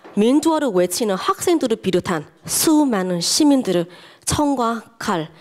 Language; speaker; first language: Korean; non-native, fluent; Burmese